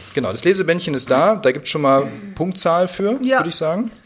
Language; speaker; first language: German; native; German